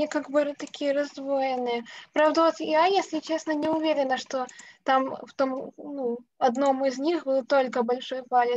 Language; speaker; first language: Russian; native; Russian